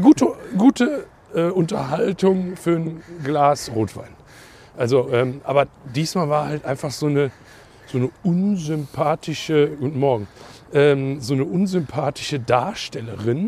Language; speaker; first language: German; native; German